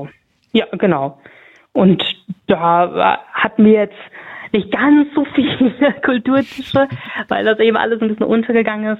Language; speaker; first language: German; native; German